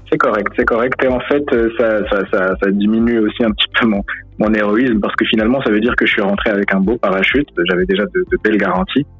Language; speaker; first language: French; non-native, local second language; Arabic